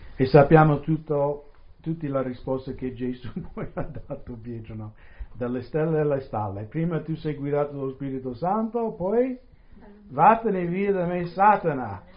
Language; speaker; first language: Italian; non-native, fluent; English